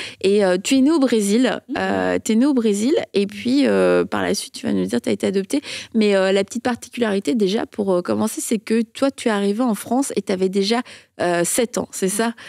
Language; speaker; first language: French; native; French